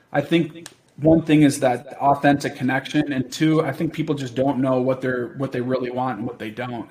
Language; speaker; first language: English; native; English